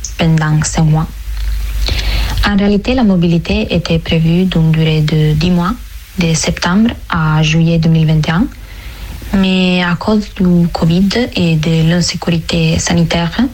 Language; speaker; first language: French; non-native, fluent; Italian